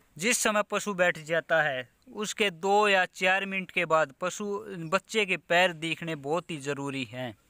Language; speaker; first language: Hindi; native; Hindi